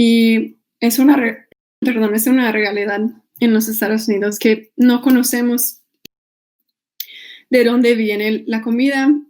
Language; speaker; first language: Spanish; non-native, fluent; English